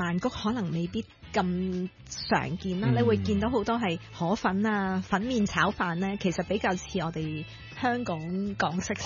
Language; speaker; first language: Cantonese; native; Cantonese